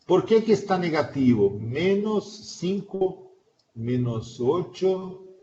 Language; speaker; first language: Spanish; non-native, fluent; Portuguese